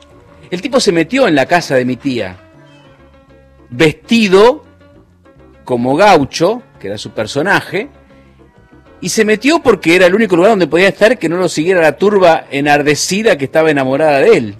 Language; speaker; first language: Spanish; native; Spanish